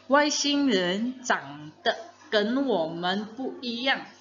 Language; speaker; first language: Chinese; non-native, fluent; Indonesian